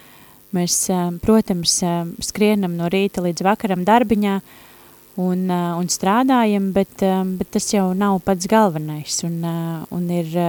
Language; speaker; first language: Latvian; native; Latvian